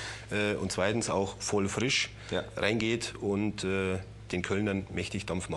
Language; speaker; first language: German; native; German